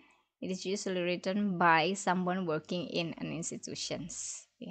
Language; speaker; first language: English; non-native, local second language; Indonesian